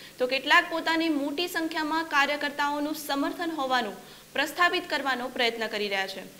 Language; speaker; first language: Gujarati; native; Gujarati